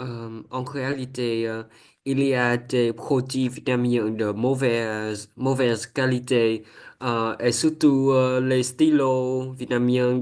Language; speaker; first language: French; non-native, learner; Vietnamese